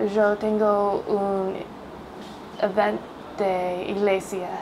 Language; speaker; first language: Spanish; non-native, learner; English